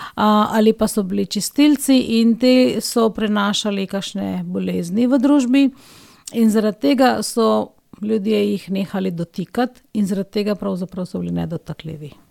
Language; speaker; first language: Slovenian; non-native, fluent; Hindi